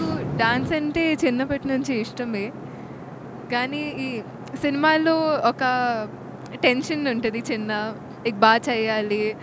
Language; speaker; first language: Telugu; non-native, local second language; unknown